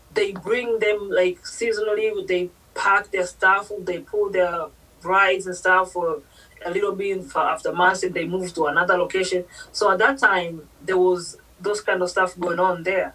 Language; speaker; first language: English; non-native, local second language; Swahili